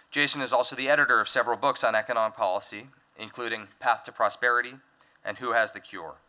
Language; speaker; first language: English; native; English